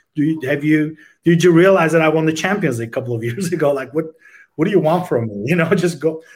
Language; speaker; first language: English; non-native, fluent; Turkish